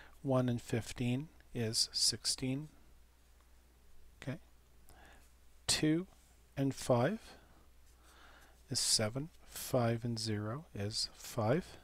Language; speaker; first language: English; native; English